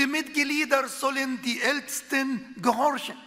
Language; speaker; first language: German; non-native, fluent; Arabic